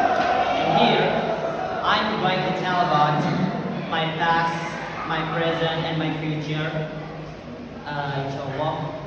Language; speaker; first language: English; non-native, learner; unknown